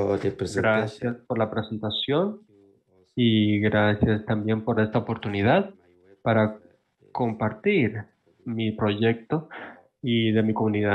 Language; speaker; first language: Spanish; non-native, fluent; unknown